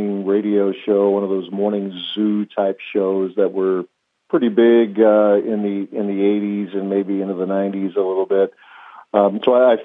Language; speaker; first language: English; native; English